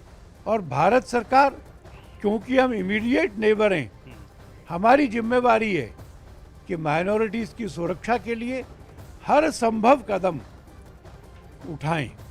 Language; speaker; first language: Hindi; native; Hindi